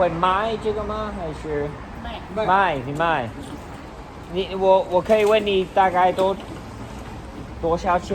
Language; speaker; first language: Chinese; non-native, learner; English